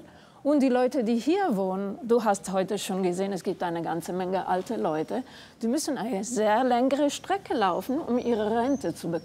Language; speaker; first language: German; non-native, fluent; Italian